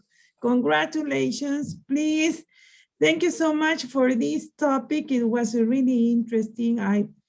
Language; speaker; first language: English; non-native, learner; Spanish